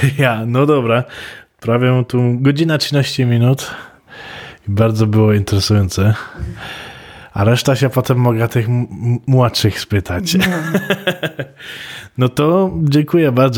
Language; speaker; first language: Polish; early bilingual, heritage; Polish